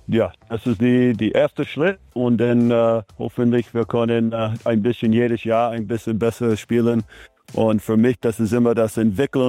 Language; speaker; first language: German; non-native, learner; English